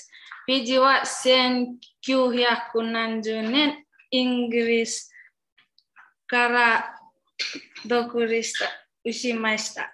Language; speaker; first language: Japanese; non-native, learner; Fijian